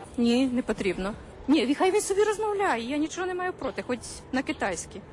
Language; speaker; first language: Ukrainian; non-native, local second language; Russian